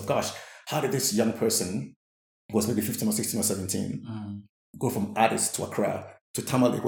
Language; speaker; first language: English; non-native, local second language; Akan